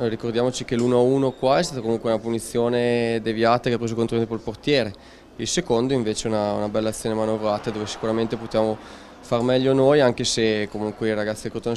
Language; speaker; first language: Italian; native; Italian